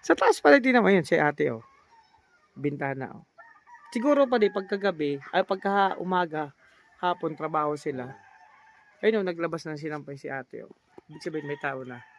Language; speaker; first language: Filipino; non-native, local second language; Cebuano